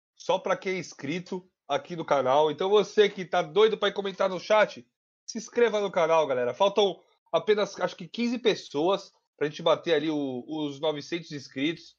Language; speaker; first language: Portuguese; native; Portuguese